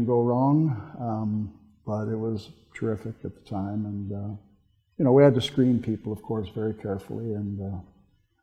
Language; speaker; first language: English; native; English